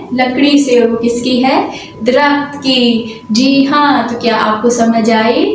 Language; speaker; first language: Urdu; non-native, local second language; Punjabi